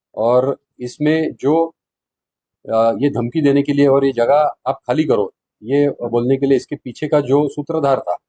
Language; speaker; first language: Hindi; non-native, local second language; Marathi